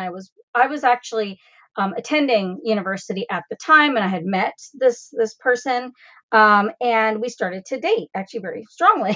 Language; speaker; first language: English; native; English